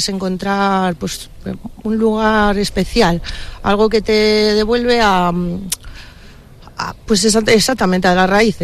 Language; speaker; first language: Spanish; native; Spanish